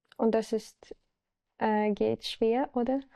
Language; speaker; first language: German; non-native, learner; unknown